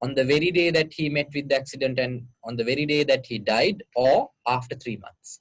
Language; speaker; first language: English; non-native, local second language; Sinhala